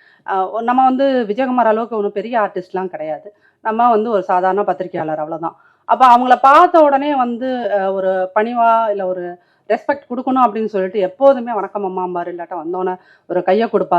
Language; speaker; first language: Tamil; native; Tamil